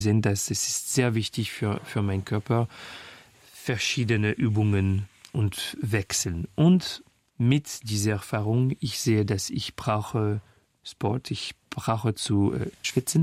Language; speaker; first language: German; non-native, fluent; French